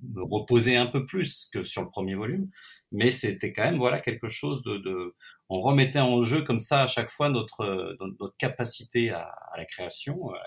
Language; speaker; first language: French; native; French